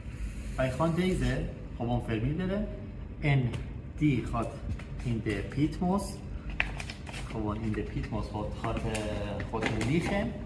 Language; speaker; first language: Dutch; non-native, learner; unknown